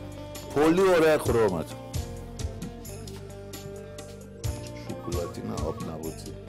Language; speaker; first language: Greek; non-native, learner; Persian